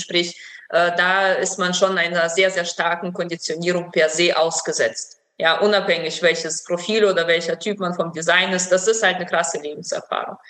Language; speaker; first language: German; early bilingual, other home language; Russian